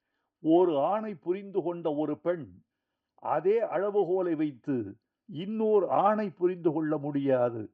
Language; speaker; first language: Tamil; native; Tamil